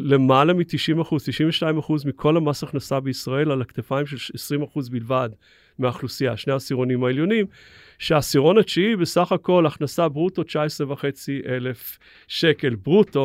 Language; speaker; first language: Hebrew; native; Hebrew